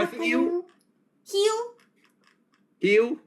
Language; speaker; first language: English; non-native, learner; Thai